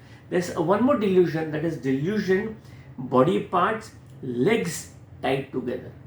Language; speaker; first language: English; non-native, local second language; Hindi